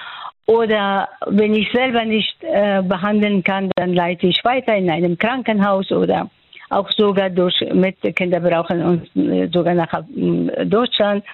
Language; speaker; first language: German; non-native, fluent; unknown